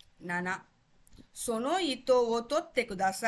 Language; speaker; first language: Japanese; non-native, fluent; Tamil